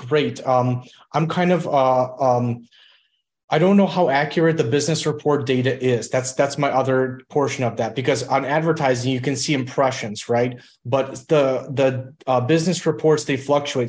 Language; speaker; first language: English; early bilingual, other home language; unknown